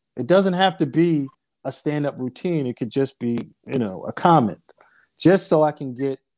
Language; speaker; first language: English; native; English